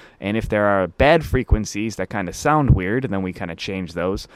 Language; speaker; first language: English; native; English